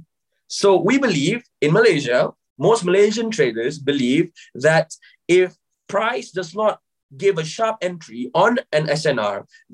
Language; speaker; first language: English; non-native, local second language; Malay